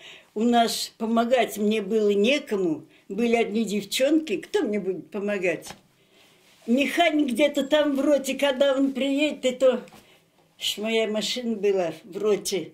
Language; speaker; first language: Russian; native; Russian